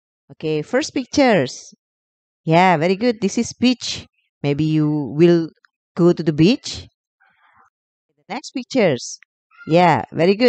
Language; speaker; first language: English; non-native, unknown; Indonesian